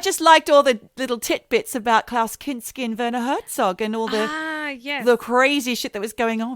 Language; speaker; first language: English; native; English